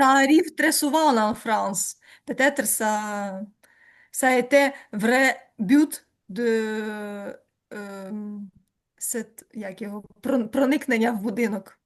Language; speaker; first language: French; non-native, learner; Ukrainian